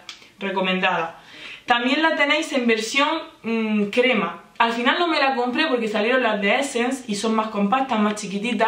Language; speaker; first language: Spanish; native; Spanish